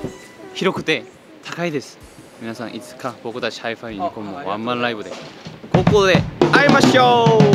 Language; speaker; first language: Japanese; non-native, learner; Korean